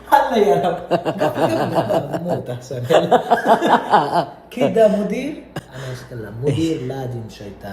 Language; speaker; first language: Arabic; non-native, learner; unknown